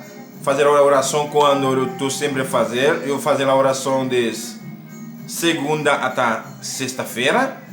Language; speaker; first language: Portuguese; non-native, learner; Haitian Creole